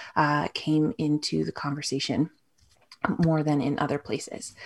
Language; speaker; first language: English; native; English